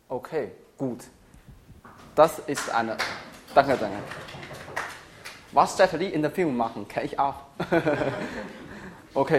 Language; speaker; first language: German; non-native, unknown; Chinese